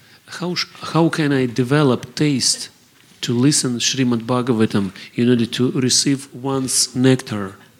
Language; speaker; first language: English; non-native, fluent; Russian